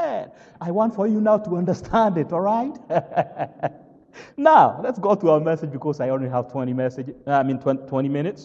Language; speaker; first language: English; non-native, local second language; Kikuyu